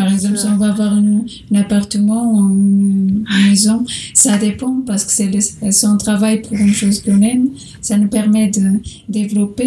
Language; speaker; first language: French; non-native, learner; Portuguese